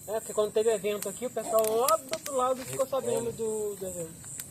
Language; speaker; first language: Portuguese; native; Portuguese